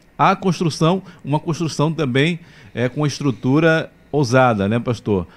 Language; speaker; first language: Portuguese; native; Portuguese